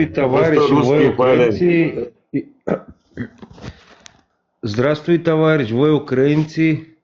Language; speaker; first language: Russian; non-native, learner; Bulgarian